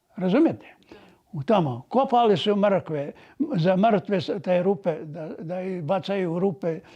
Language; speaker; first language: Bosnian; native; Bosnian